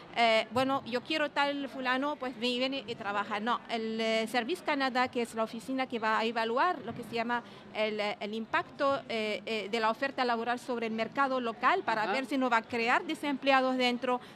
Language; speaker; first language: Spanish; non-native, fluent; Arabic